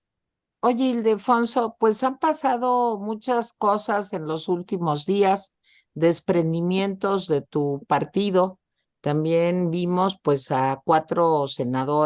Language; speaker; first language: Spanish; native; Spanish